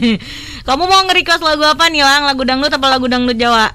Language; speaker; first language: Indonesian; native; Indonesian